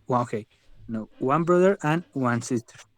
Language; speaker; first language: English; non-native, learner; Spanish